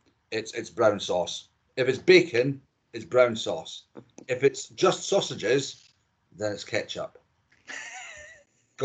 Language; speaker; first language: English; native; English